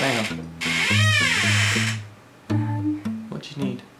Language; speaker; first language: English; native; English